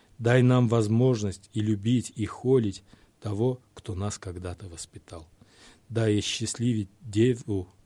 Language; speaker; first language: Kyrgyz; non-native, local second language; Uzbek